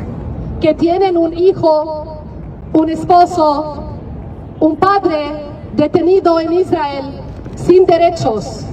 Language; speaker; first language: Spanish; non-native, fluent; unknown